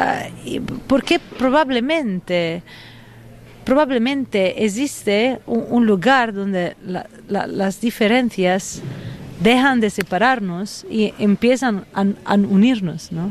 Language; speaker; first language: Spanish; non-native, fluent; Italian